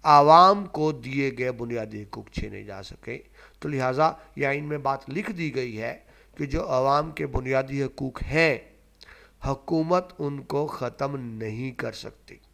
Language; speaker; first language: Urdu; non-native, local second language; Punjabi